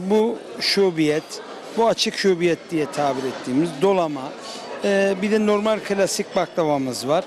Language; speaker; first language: Turkish; native; Turkish